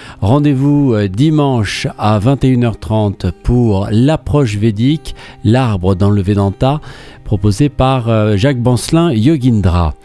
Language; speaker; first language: French; native; French